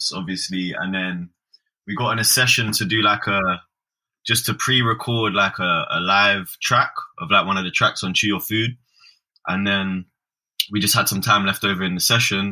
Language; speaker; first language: English; native; English